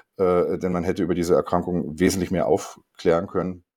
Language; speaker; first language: German; non-native, fluent; Korean